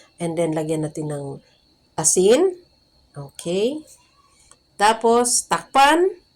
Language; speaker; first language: Filipino; native; Filipino